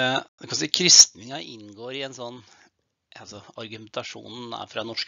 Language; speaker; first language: Norwegian; native; Norwegian